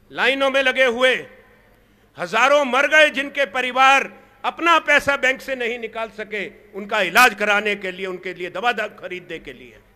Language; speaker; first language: Hindi; native; Hindi